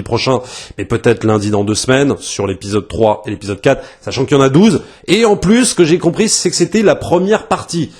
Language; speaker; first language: French; native; French